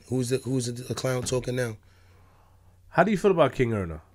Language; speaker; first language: English; native; English